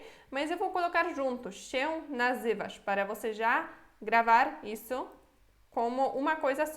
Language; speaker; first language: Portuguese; non-native, fluent; Polish